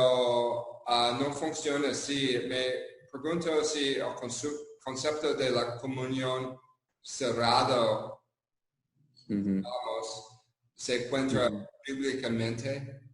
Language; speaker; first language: Spanish; non-native, fluent; English